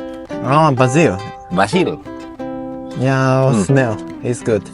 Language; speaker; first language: English; non-native, learner; Japanese